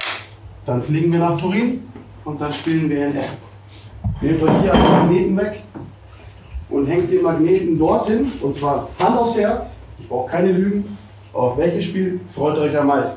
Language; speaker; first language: German; native; German